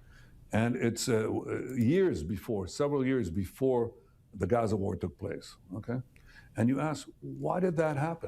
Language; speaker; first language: English; non-native, fluent; Hebrew